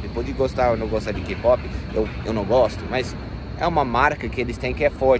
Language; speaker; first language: Portuguese; non-native, fluent; English